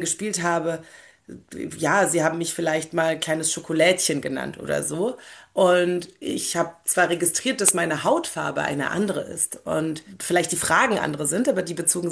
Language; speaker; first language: German; early bilingual, other home language; Polish